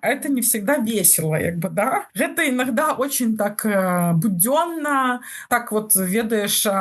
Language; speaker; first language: Russian; non-native, local second language; Belarusian